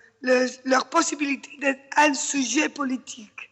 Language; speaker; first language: French; non-native, fluent; Spanish